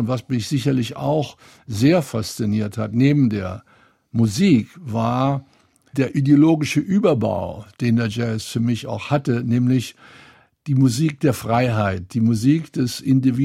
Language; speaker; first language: German; native; German